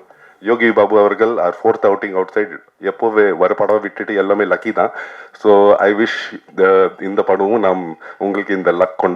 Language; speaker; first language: Tamil; non-native, local second language; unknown